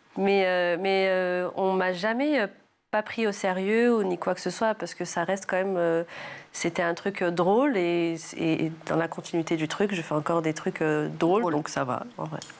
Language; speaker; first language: French; early bilingual, other home language; Arabic